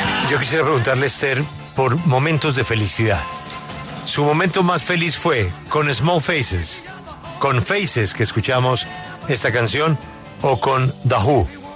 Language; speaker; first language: Spanish; native; Spanish